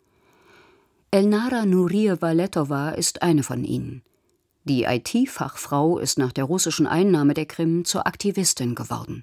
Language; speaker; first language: German; native; German